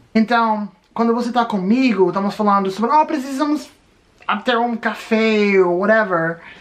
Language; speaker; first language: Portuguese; non-native, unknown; English